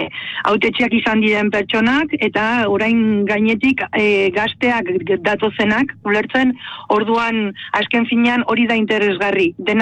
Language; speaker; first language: Basque; native; Basque